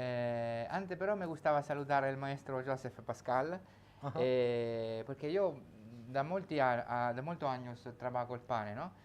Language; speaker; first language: Spanish; non-native, learner; Italian